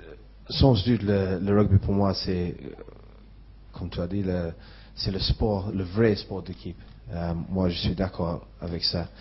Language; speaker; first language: French; non-native, fluent; English